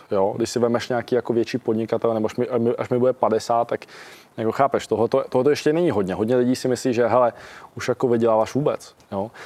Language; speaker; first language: Czech; early bilingual, other home language; Russian